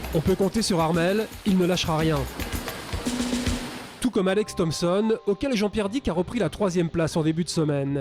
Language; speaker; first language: French; native; French